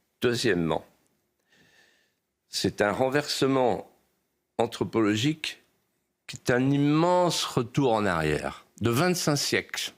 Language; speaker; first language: French; native; French